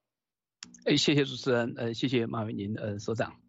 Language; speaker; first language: Chinese; native; Chinese